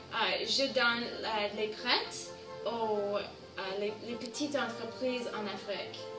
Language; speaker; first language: French; non-native, learner; English